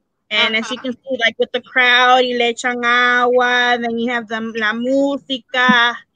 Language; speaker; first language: English; early bilingual, other home language; Spanish